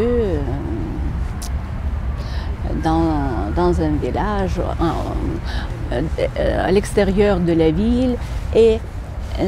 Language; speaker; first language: French; non-native, fluent; Ukrainian